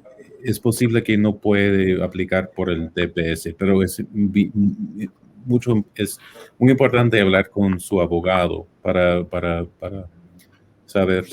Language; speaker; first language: Spanish; non-native, fluent; English